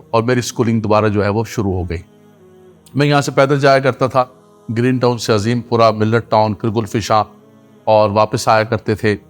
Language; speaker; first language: Urdu; non-native, local second language; Gujari